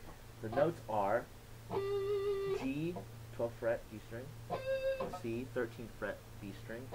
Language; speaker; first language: English; native; English